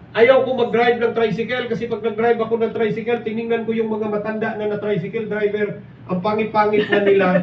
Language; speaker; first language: Filipino; non-native, local second language; Cebuano